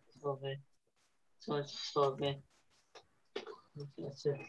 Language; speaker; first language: Chinese; early bilingual, heritage; English